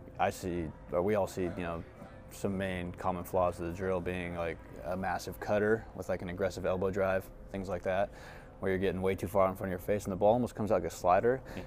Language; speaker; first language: English; native; English